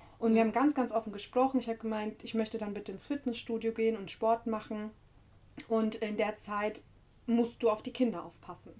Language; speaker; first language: German; native; German